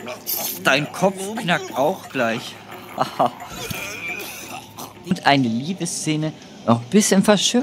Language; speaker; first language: German; native; German